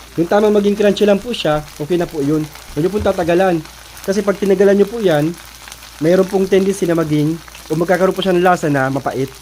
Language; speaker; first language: Filipino; native; Filipino